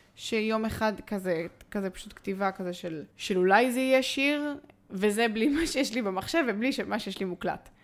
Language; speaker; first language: Hebrew; native; Hebrew